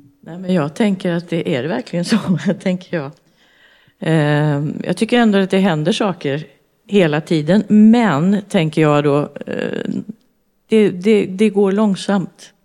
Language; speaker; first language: Swedish; native; Swedish